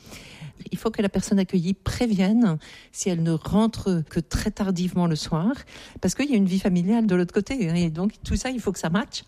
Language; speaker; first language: French; native; French